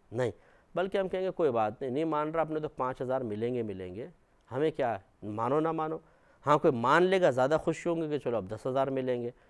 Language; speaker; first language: Urdu; native; Urdu